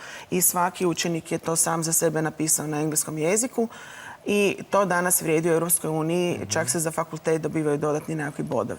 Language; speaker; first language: Croatian; native; Croatian